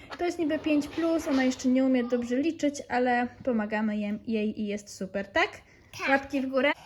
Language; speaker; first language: Polish; early bilingual, heritage; Polish